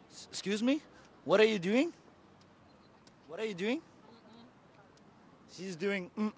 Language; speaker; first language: English; non-native, learner; Danish